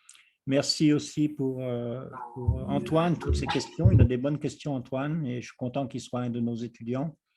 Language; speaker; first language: French; native; French